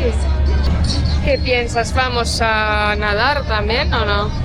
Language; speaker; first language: Spanish; non-native, fluent; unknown